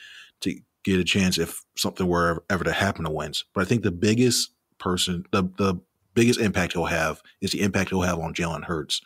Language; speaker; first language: English; native; English